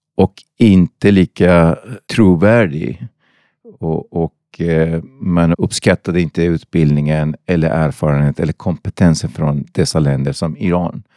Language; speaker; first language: Swedish; non-native, fluent; Persian